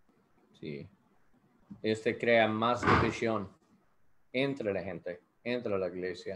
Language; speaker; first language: Spanish; non-native, learner; English